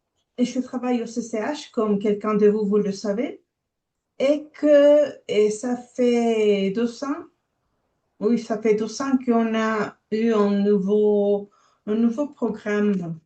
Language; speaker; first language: French; non-native, fluent; Spanish